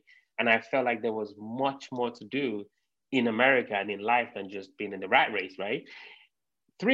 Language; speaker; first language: English; native; English